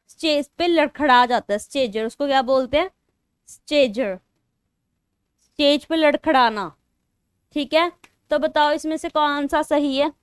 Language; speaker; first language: Hindi; non-native, local second language; Punjabi